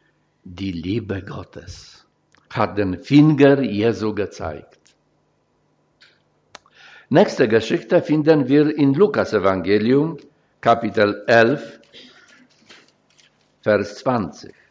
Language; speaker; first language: German; non-native, fluent; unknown